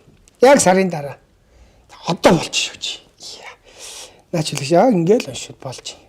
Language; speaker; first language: Mongolian; native; Mongolian